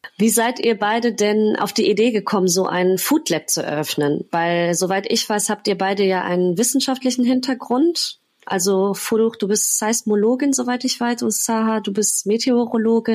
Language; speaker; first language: German; native; German